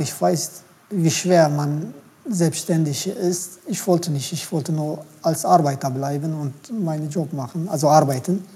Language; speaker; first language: German; non-native, fluent; Turkish